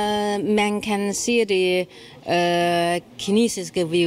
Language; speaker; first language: Danish; non-native, learner; Chinese